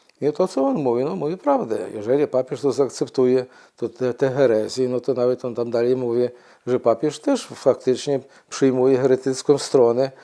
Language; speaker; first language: Polish; non-native, fluent; Ukrainian